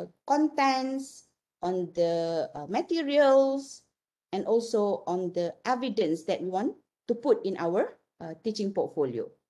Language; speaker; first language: English; non-native, local second language; Malay